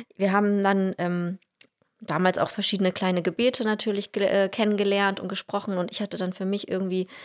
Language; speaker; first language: German; early bilingual, other home language; Russian